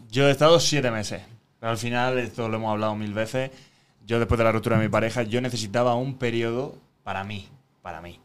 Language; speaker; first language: Spanish; native; Spanish